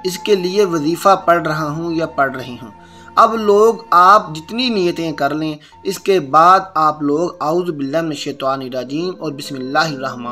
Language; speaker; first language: Urdu; native; Urdu